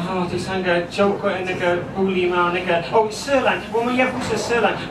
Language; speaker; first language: Chinese; non-native, fluent; English